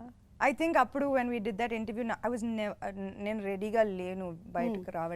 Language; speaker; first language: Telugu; non-native, fluent; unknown